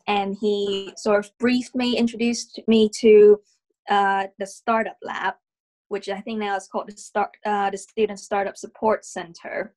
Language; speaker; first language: English; non-native, fluent; Vietnamese